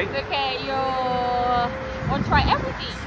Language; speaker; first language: Italian; non-native, learner; Thai